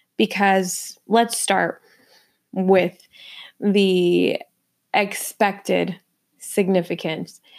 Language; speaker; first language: English; early bilingual, other home language; Spanish